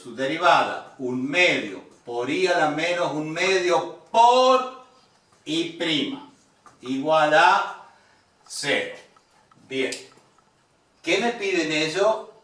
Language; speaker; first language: Spanish; native; Spanish